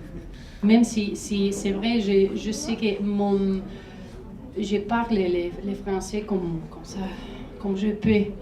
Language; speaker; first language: French; non-native, fluent; Spanish